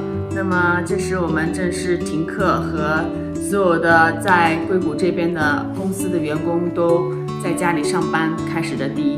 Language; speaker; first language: Chinese; native; Chinese